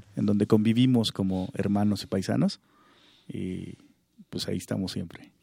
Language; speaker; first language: Spanish; non-native, local second language; Zapotec